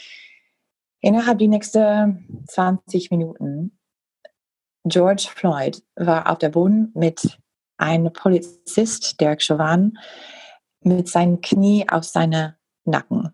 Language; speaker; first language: German; non-native, fluent; English